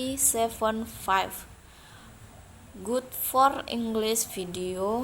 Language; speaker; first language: English; non-native, learner; Indonesian